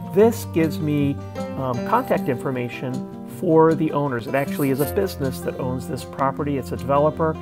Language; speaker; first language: English; native; English